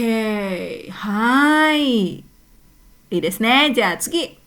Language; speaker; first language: Japanese; non-native, fluent; Indonesian